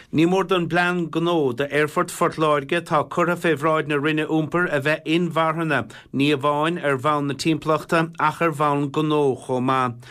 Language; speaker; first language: Irish; native; Irish